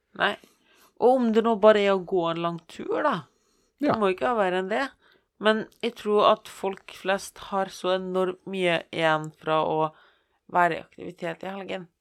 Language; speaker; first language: Norwegian; native; Norwegian